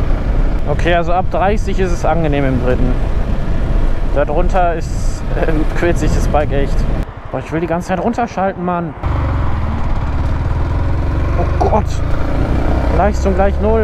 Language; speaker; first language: German; native; German